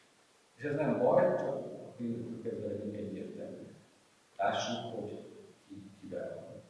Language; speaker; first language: Hungarian; native; Hungarian